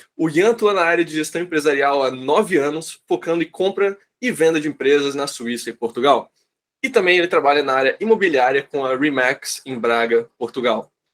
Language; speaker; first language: Portuguese; native; Portuguese